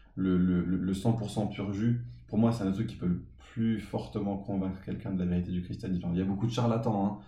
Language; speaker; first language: French; early bilingual, other home language; English